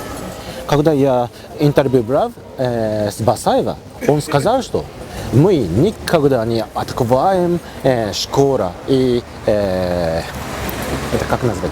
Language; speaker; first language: Russian; non-native, learner; Japanese